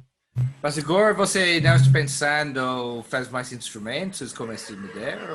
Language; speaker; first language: Portuguese; non-native, learner; English